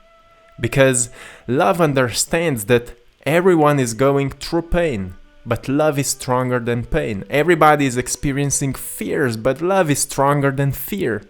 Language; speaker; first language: English; non-native, fluent; Slovenian